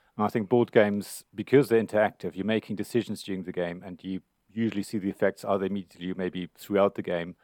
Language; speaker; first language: English; non-native, fluent; German